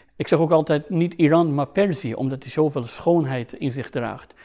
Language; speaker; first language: Dutch; non-native, fluent; Persian